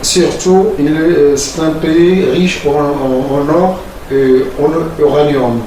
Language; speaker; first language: French; non-native, local second language; Arabic